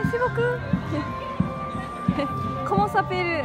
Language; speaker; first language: French; non-native, learner; Japanese